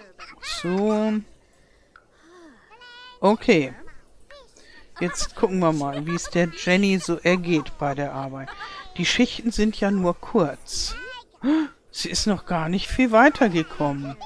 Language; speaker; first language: German; native; German